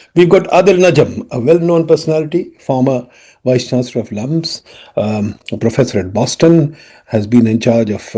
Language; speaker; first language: English; non-native, local second language; Urdu